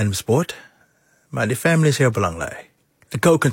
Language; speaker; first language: Dutch; non-native, fluent; English